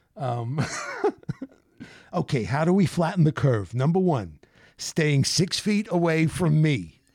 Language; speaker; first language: English; native; English